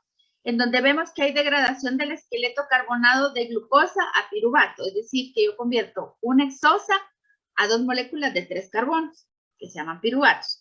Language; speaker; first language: Spanish; native; Spanish